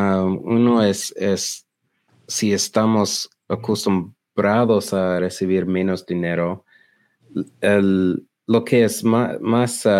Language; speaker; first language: Spanish; non-native, learner; English